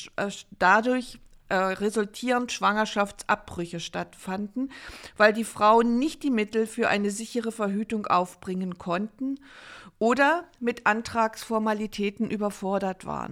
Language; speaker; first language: German; native; German